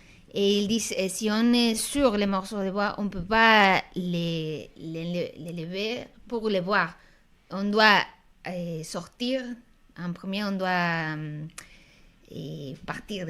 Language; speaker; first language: French; non-native, fluent; Spanish